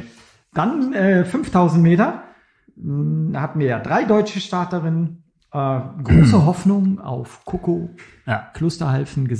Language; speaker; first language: German; native; German